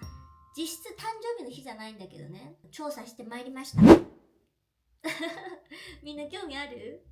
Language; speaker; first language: Japanese; native; Japanese